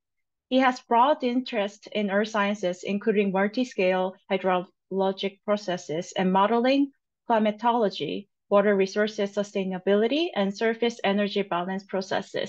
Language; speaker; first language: English; non-native, fluent; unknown